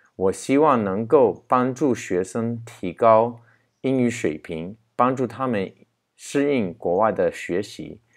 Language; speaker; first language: Chinese; non-native, fluent; English